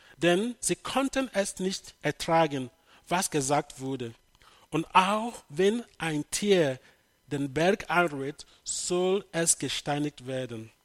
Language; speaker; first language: German; non-native, fluent; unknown